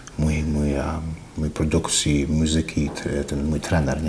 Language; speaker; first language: Polish; non-native, fluent; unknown